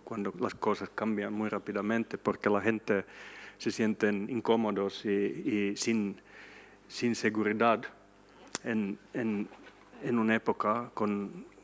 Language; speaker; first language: Spanish; non-native, fluent; Swedish